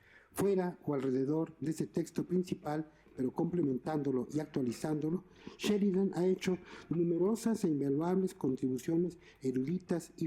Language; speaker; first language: Spanish; native; Spanish